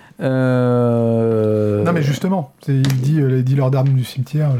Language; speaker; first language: French; native; French